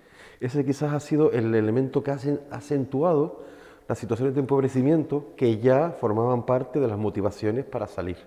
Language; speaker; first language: Spanish; native; Spanish